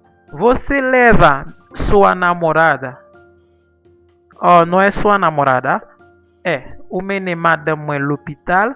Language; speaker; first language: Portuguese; non-native, fluent; Haitian Creole